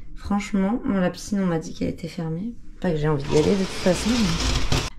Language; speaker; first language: French; native; French